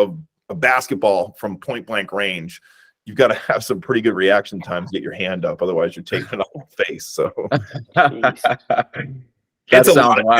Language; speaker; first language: English; native; English